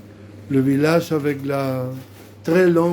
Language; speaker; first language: French; non-native, fluent; Spanish